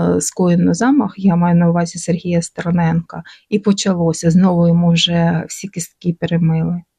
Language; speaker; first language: Ukrainian; non-native, local second language; Russian